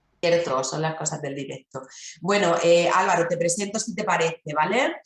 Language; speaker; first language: Spanish; native; Spanish